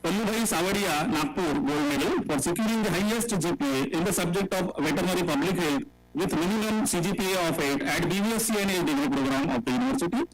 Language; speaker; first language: English; non-native, local second language; Marathi